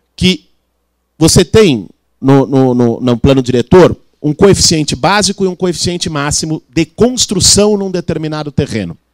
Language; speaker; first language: Portuguese; native; Portuguese